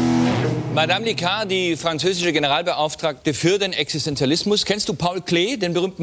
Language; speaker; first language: German; native; German